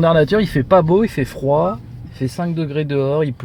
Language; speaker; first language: French; native; French